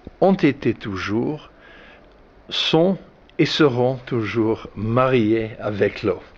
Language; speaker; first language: French; non-native, fluent; Dutch